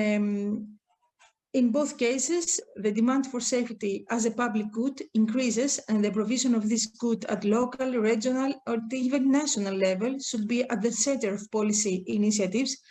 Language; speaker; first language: English; non-native, fluent; Greek